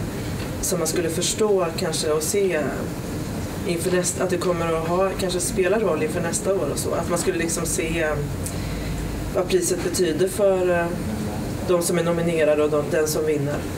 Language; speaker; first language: Swedish; native; Swedish